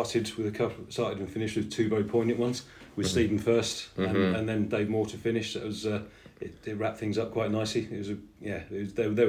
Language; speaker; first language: English; native; English